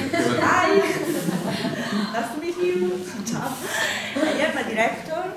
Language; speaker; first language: English; non-native, learner; Italian